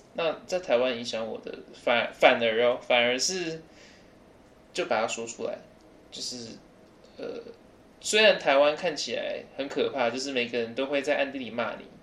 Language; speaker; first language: Chinese; early bilingual, other home language; English